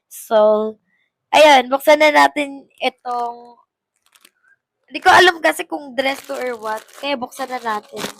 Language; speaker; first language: Filipino; native; Filipino